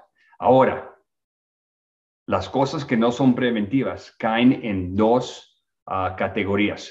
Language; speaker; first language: Spanish; early bilingual, other home language; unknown